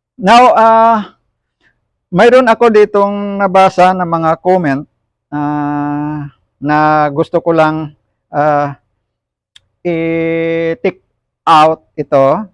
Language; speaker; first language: Filipino; non-native, local second language; Hiligaynon